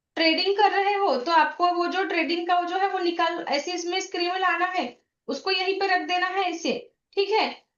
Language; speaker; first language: Hindi; non-native, local second language; Marathi